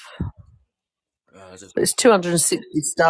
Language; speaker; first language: English; native; English